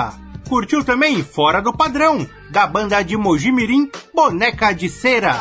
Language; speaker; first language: Portuguese; native; Portuguese